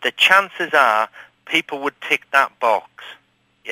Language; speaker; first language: English; native; English